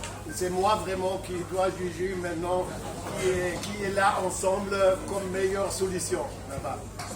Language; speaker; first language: French; non-native, fluent; German